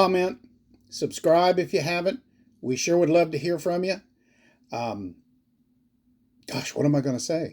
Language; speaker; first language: English; native; English